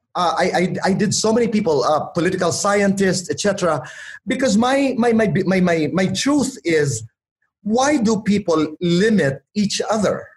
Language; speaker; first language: English; non-native, local second language; Waray